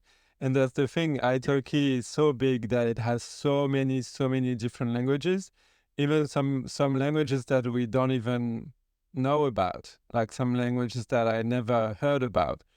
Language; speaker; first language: English; non-native, fluent; French